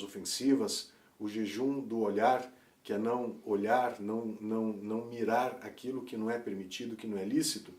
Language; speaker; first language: Portuguese; native; Portuguese